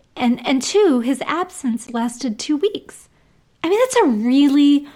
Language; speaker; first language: English; native; English